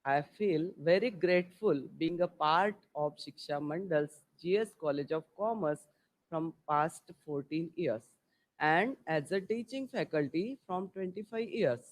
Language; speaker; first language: English; non-native, local second language; Marathi